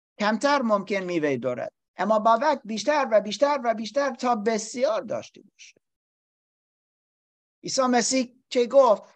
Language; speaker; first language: Persian; non-native, learner; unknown